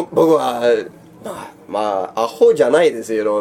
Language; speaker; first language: Japanese; non-native, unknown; Swedish